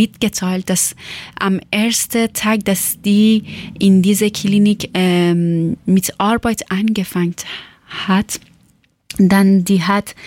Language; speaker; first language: German; non-native, learner; Persian